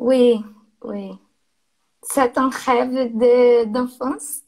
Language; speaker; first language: French; non-native, learner; Portuguese